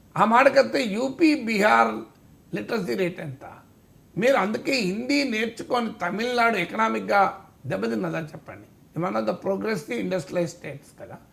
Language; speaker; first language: Telugu; native; Telugu